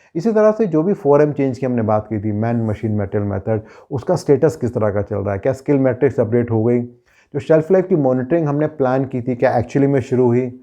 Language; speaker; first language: Hindi; native; Hindi